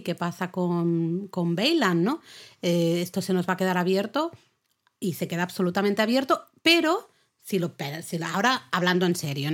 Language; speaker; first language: Spanish; native; Spanish